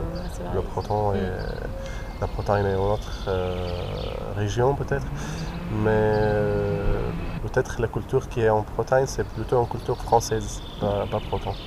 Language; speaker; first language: French; non-native, fluent; Arabic